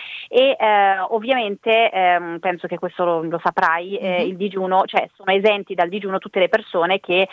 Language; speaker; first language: Italian; native; Italian